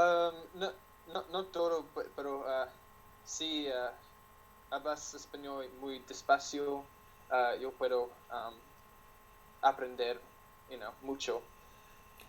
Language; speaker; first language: Spanish; non-native, learner; English